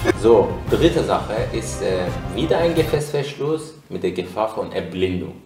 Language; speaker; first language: German; non-native, fluent; Persian